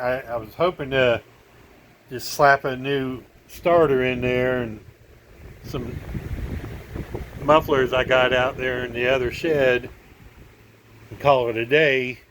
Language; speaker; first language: English; native; English